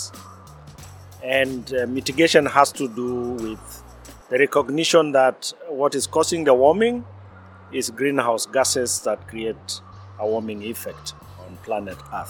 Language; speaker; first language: English; non-native, local second language; Masai